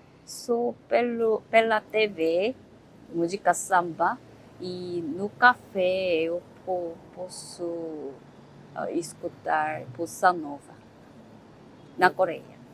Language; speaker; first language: Portuguese; non-native, learner; Korean